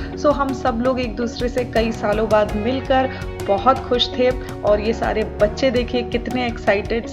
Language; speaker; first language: Hindi; native; Hindi